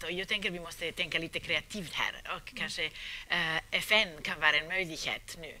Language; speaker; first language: Swedish; non-native, fluent; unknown